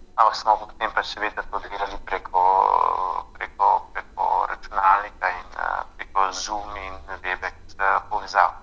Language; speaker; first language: Slovenian; native; Slovenian